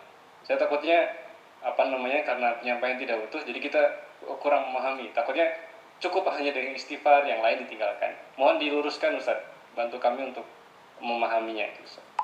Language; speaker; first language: Malay; native; Malay